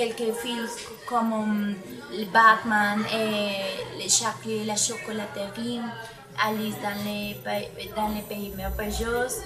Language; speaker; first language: French; non-native, learner; Spanish